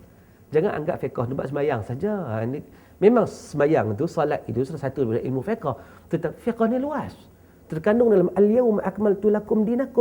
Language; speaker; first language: Malay; native; Malay